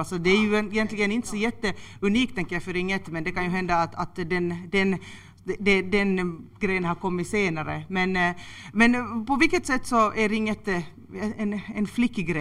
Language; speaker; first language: Swedish; native; Swedish